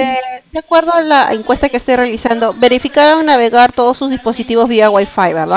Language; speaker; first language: Spanish; native; Spanish